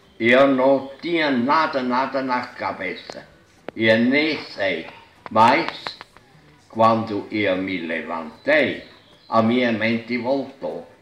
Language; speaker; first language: Portuguese; non-native, fluent; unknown